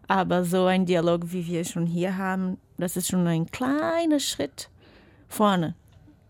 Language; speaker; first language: German; non-native, fluent; Portuguese